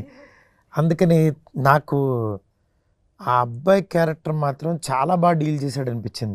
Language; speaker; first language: Telugu; native; Telugu